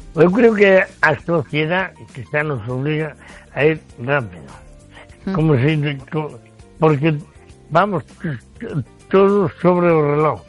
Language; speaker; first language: Spanish; native; Spanish